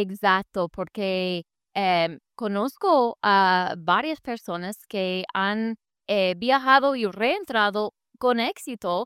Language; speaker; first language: Spanish; non-native, fluent; English